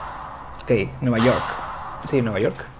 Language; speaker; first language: Spanish; native; Spanish